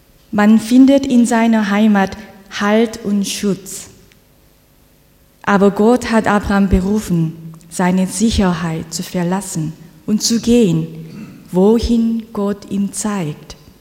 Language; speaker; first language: German; non-native, fluent; Korean